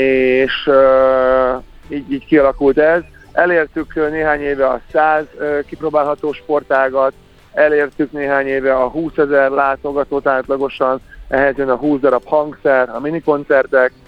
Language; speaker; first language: Hungarian; native; Hungarian